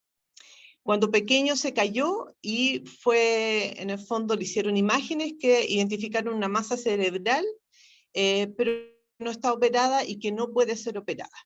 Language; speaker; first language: Spanish; native; Spanish